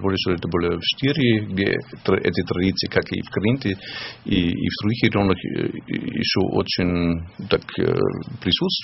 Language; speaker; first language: Russian; non-native, fluent; German